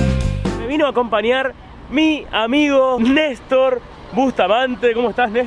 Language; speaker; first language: Spanish; native; Spanish